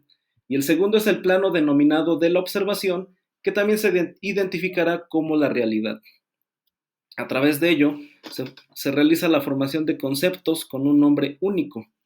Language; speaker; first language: Spanish; native; Spanish